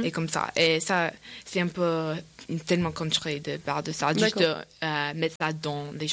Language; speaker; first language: French; non-native, learner; English